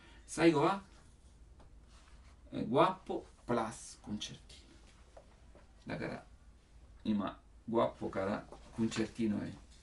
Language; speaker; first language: Japanese; non-native, learner; Italian